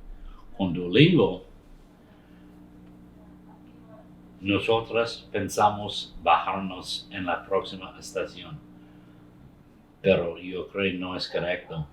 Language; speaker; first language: Spanish; non-native, learner; English